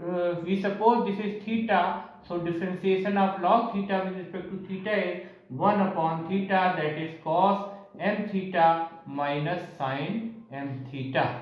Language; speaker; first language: English; non-native, local second language; Hindi